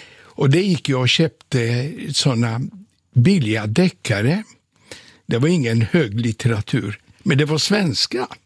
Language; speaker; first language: Swedish; non-native, fluent; Polish